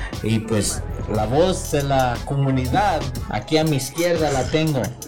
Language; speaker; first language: Spanish; early bilingual, heritage; Spanish